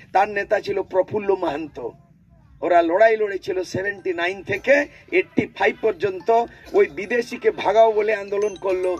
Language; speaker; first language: Bangla; non-native, local second language; Santali